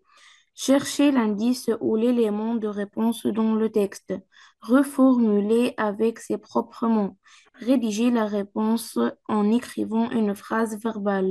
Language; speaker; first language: French; non-native, learner; Arabic